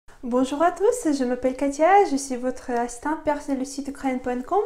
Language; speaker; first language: French; non-native, fluent; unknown